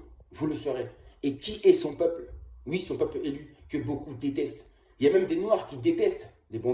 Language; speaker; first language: French; non-native, local second language; Kongo